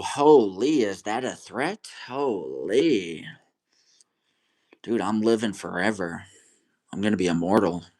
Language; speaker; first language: English; native; English